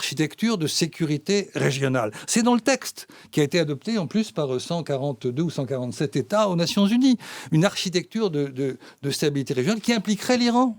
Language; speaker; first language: French; native; French